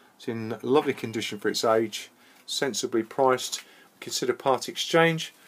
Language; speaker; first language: English; native; English